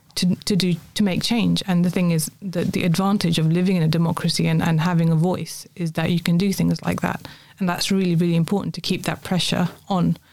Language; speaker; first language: English; native; English